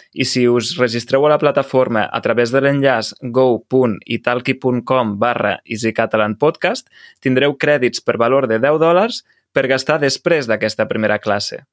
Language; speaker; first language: Catalan; native; Catalan